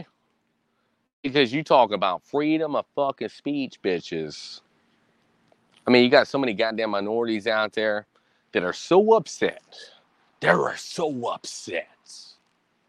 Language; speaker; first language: English; native; English